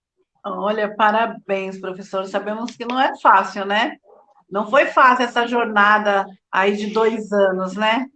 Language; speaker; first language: Portuguese; native; Portuguese